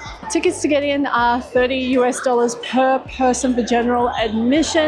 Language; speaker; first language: English; native; English